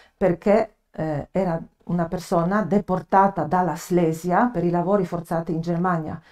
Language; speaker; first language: Italian; non-native, fluent; Polish